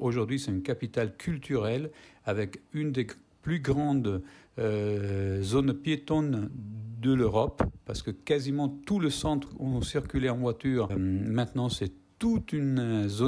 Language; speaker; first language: French; non-native, fluent; Italian